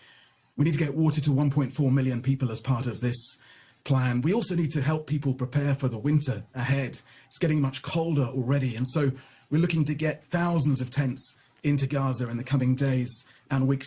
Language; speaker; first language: English; native; English